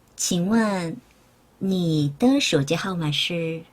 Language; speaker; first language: Chinese; non-native, fluent; Korean